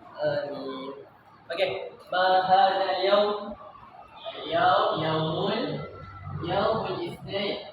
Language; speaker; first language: Arabic; non-native, learner; Malay